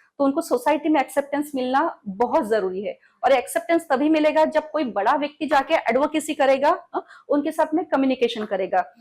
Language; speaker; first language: Hindi; non-native, local second language; Marathi